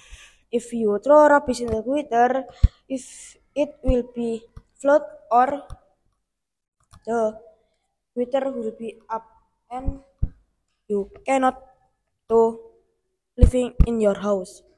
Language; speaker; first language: English; non-native, learner; Indonesian